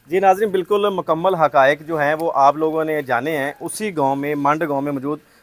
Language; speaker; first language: Hindi; non-native, local second language; Punjabi